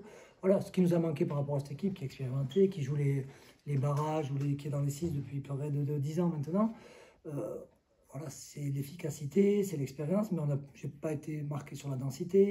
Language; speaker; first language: French; native; French